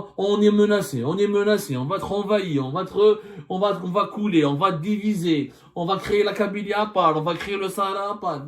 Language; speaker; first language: French; non-native, local second language; Arabic